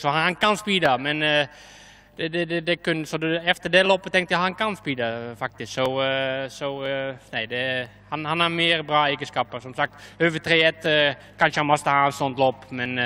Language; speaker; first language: Swedish; non-native, fluent; Dutch